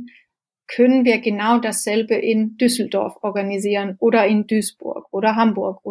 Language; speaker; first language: German; non-native, fluent; Danish